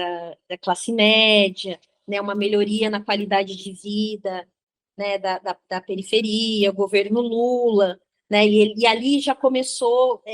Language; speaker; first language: Portuguese; native; Portuguese